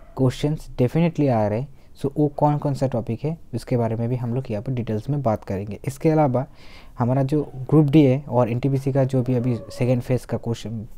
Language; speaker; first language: Hindi; non-native, local second language; Bangla